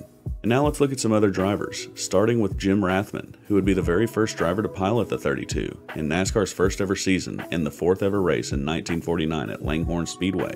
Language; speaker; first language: English; native; English